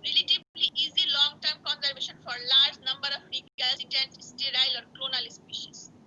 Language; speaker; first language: English; non-native, local second language; Bangla